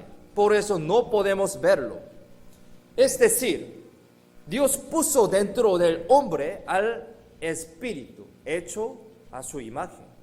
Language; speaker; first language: Spanish; non-native, fluent; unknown